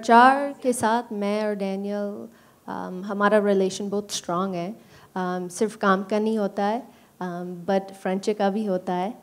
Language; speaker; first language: Hindi; early bilingual, heritage; English